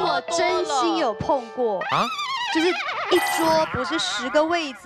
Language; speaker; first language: Chinese; native; Chinese